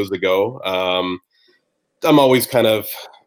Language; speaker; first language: English; native; English